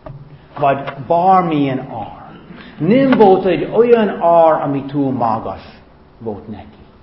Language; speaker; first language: Hungarian; non-native, fluent; English